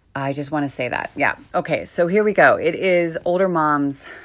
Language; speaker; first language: English; native; English